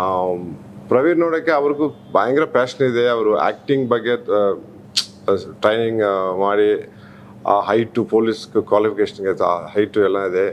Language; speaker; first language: Kannada; non-native, learner; Tamil